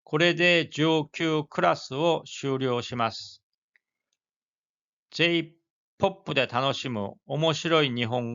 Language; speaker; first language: Japanese; non-native, fluent; Korean